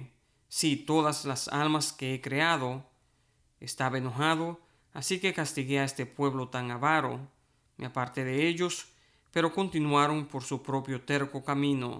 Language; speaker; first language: Spanish; native; Spanish